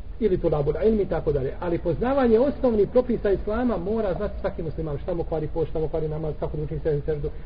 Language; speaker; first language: Bosnian; native; Bosnian